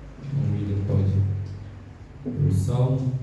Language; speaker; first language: Portuguese; native; Portuguese